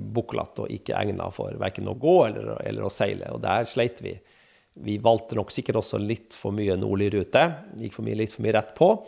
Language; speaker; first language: Norwegian; native; Norwegian